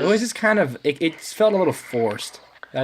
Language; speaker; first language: English; native; English